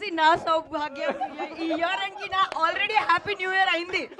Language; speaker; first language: Telugu; non-native, learner; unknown